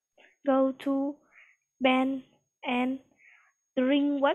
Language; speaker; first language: English; non-native, learner; Vietnamese